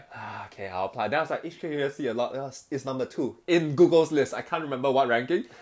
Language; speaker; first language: English; non-native, local second language; Cantonese